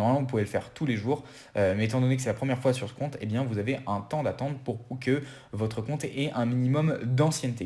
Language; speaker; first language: French; native; French